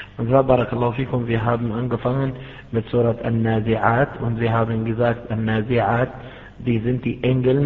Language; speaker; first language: German; non-native, fluent; Arabic